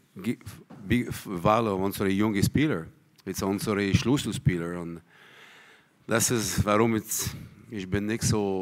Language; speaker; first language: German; non-native, learner; French